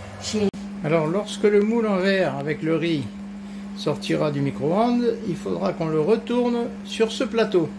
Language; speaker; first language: French; native; French